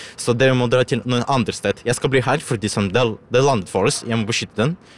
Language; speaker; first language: Norwegian; non-native, learner; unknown